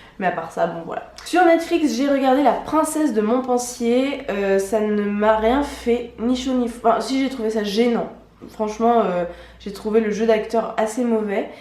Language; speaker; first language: French; native; French